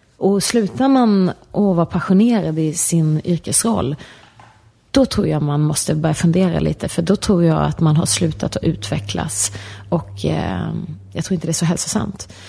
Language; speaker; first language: Swedish; native; Swedish